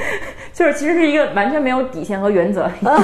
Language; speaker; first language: Chinese; native; Chinese